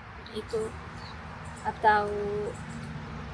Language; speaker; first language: Indonesian; non-native, learner; English